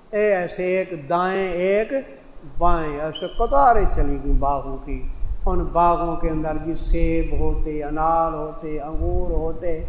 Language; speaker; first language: Urdu; non-native, local second language; Saraiki